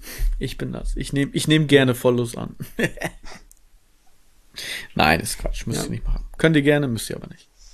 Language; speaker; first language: German; native; German